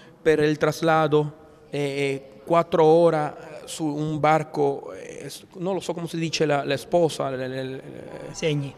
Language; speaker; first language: Italian; non-native, learner; Spanish